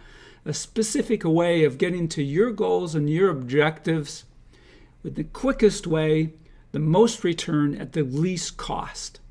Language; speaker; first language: English; native; English